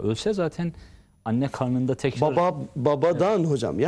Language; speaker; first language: Turkish; native; Turkish